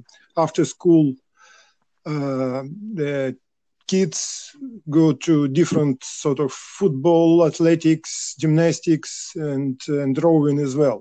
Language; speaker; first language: English; non-native, fluent; Russian